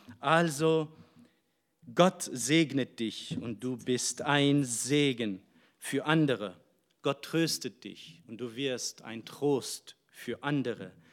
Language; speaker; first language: German; non-native, fluent; Arabic